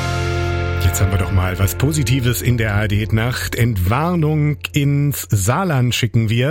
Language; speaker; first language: German; native; German